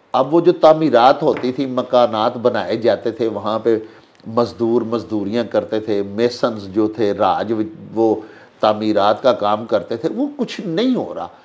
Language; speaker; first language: Urdu; non-native, local second language; Punjabi